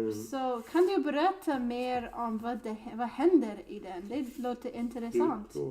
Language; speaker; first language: Swedish; non-native, learner; English